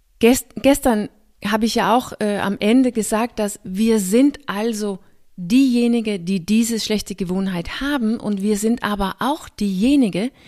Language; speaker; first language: German; non-native, fluent; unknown